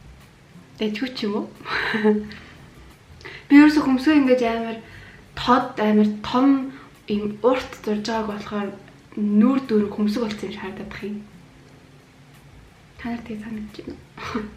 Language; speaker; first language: Mongolian; native; Mongolian